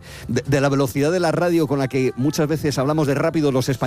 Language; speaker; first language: Spanish; native; Spanish